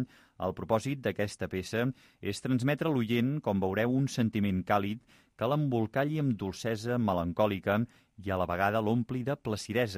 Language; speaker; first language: Catalan; native; Catalan